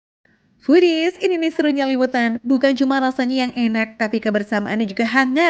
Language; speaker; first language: Indonesian; native; Indonesian